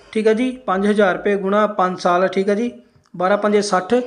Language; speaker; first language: Hindi; non-native, local second language; Punjabi